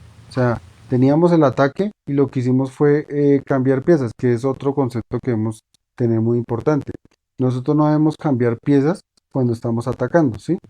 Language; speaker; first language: Spanish; native; Spanish